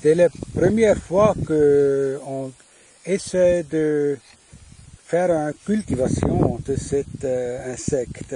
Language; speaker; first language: French; non-native, fluent; German